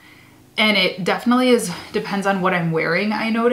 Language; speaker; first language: English; native; English